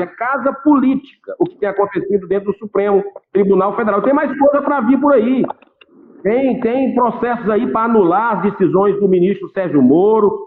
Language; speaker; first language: Portuguese; native; Portuguese